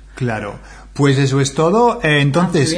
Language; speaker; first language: Spanish; non-native, fluent; English